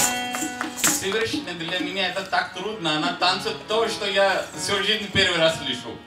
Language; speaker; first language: Russian; non-native, fluent; Hindi